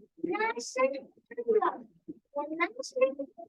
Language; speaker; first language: English; non-native, learner; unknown